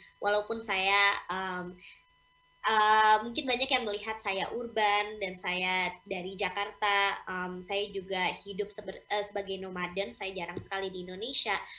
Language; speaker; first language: Indonesian; early bilingual, heritage; English